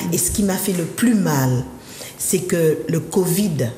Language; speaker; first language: French; native; French